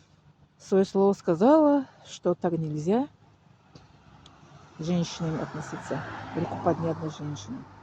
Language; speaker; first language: Russian; non-native, learner; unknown